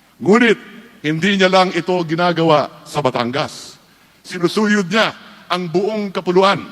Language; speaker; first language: Filipino; native; Filipino